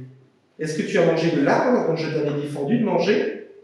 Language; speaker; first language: French; native; French